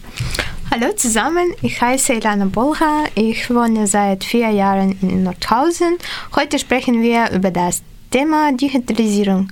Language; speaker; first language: German; non-native, fluent; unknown